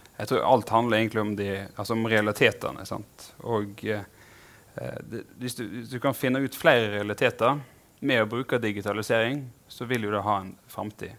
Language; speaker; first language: Norwegian; native; Norwegian